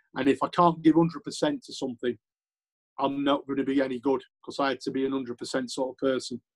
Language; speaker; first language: English; native; English